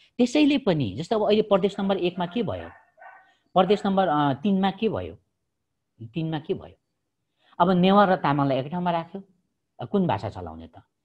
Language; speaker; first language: Nepali; non-native, local second language; Limbu